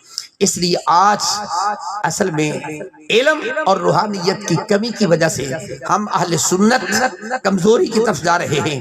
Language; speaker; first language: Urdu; non-native, local second language; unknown